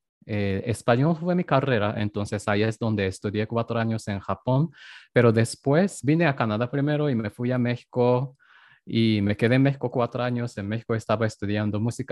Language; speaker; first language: Spanish; non-native, fluent; Japanese